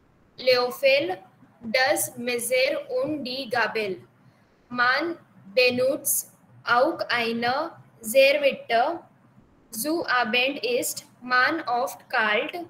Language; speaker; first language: German; non-native, learner; Marathi